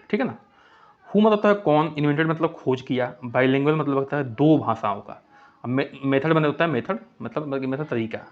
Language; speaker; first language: Hindi; native; Hindi